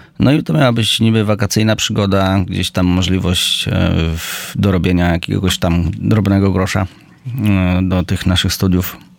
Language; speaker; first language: Polish; native; Polish